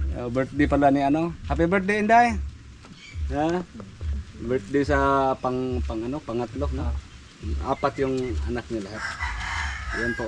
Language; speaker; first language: Filipino; non-native, local second language; Cebuano